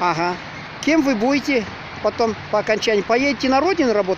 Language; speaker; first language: Russian; native; Russian